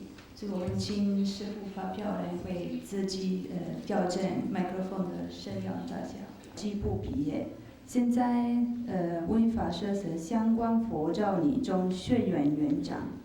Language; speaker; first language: Chinese; non-native, fluent; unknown